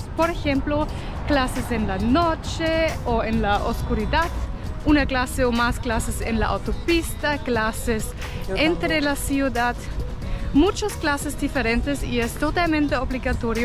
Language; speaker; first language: Spanish; non-native, fluent; German